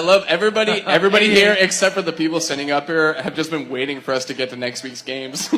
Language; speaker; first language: English; native; English